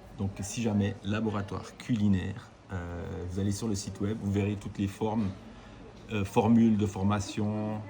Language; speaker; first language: French; native; French